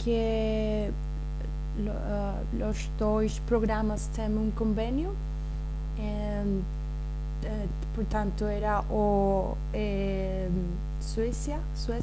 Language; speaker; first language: Portuguese; non-native, learner; Spanish